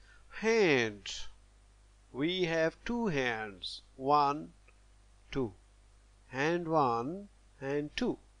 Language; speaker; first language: English; non-native, local second language; Pashto